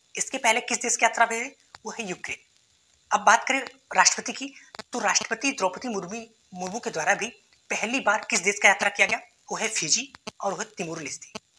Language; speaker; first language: Hindi; native; Hindi